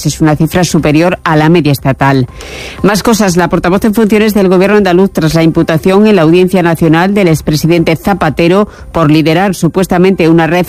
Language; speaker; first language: Spanish; native; Spanish